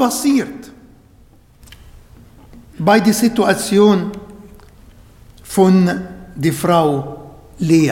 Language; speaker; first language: German; non-native, fluent; Arabic